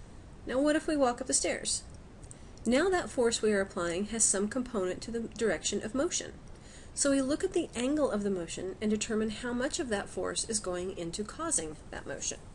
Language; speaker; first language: English; native; English